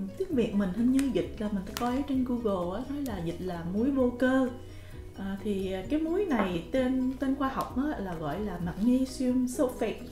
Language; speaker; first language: Vietnamese; early bilingual, heritage; Vietnamese